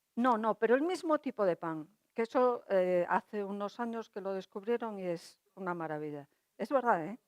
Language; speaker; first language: Spanish; non-native, local second language; Galician